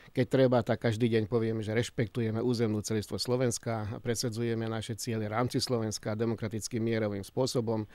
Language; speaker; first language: Slovak; non-native, local second language; Hungarian